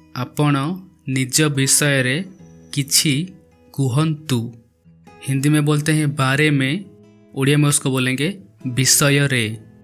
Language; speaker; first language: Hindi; non-native, local second language; Odia